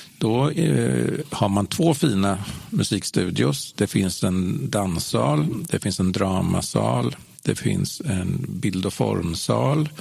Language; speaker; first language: Swedish; native; Swedish